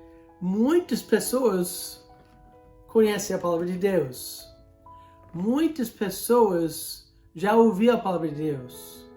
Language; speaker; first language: Portuguese; non-native, fluent; English